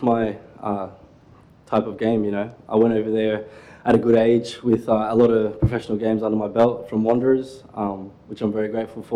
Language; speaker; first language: English; native; English